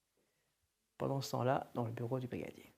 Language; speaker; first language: French; native; French